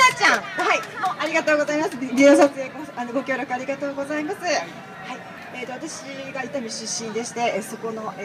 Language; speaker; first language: Japanese; native; Japanese